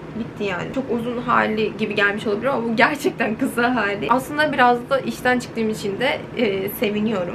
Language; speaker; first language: Turkish; native; Turkish